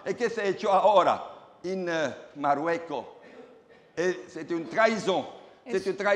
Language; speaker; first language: Spanish; non-native, learner; Romanian